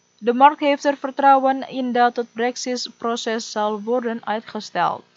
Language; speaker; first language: Dutch; non-native, fluent; Indonesian